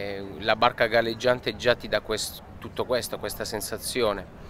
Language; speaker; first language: Italian; native; Italian